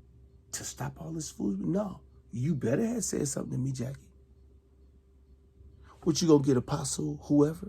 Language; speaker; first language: English; native; English